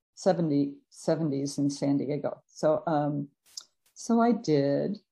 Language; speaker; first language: English; native; English